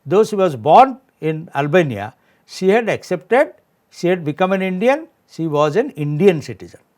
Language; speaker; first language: English; non-native, local second language; Odia